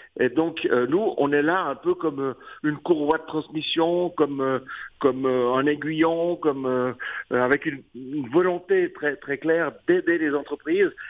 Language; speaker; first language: French; native; French